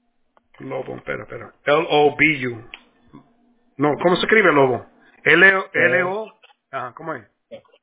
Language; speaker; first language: Spanish; early bilingual, heritage; Spanish